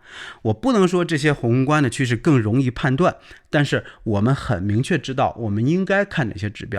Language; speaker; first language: Chinese; native; Chinese